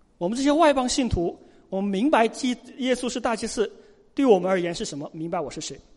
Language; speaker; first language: Chinese; native; Chinese